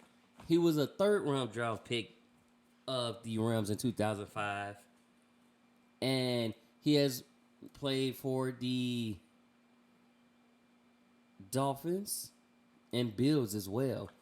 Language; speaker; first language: English; native; English